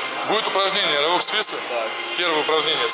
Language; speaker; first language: Russian; native; Russian